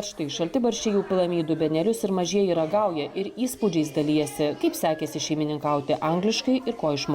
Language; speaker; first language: Lithuanian; native; Lithuanian